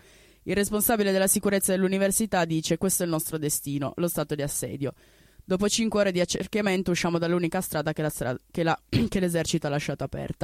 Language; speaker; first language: Italian; native; Italian